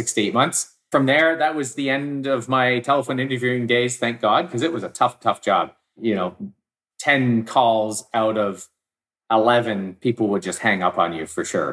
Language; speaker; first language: English; native; English